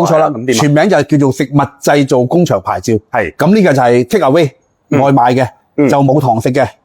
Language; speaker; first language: Cantonese; native; Cantonese